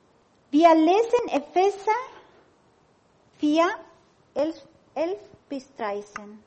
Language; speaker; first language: German; non-native, learner; Spanish